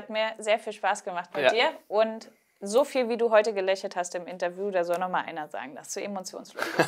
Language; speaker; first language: German; native; German